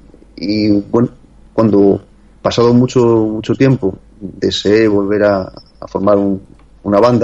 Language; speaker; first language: Spanish; native; Spanish